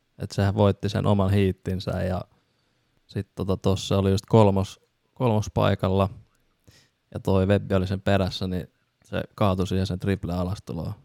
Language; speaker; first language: Finnish; native; Finnish